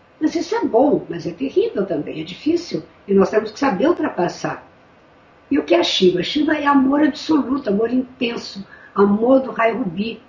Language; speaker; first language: Portuguese; native; Portuguese